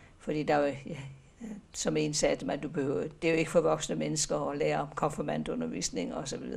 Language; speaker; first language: Danish; native; Danish